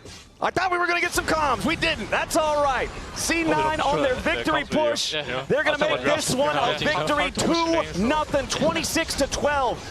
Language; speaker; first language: English; native; English